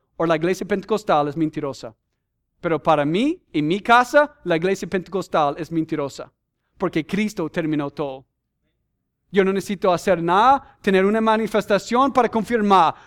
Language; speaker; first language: Spanish; non-native, fluent; English